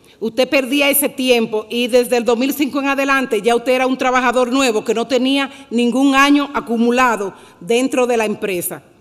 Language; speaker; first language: Spanish; native; Spanish